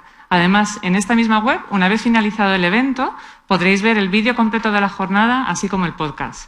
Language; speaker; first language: Spanish; native; Spanish